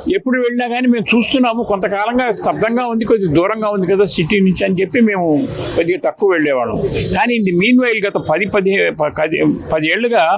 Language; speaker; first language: Telugu; native; Telugu